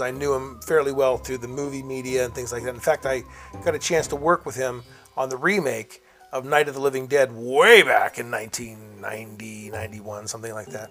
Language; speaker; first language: English; native; English